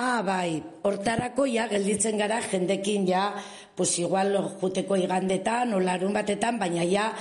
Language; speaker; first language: Basque; non-native, local second language; Spanish